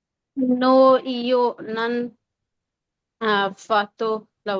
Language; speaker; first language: Italian; non-native, learner; Urdu